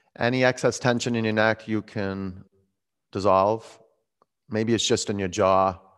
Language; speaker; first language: English; native; English